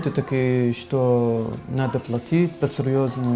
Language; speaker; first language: Russian; non-native, learner; Arabic